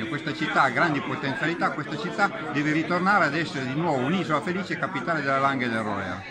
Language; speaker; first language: Italian; native; Italian